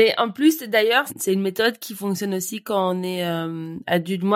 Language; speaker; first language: French; native; French